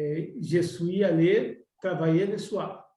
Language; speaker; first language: French; non-native, learner; Portuguese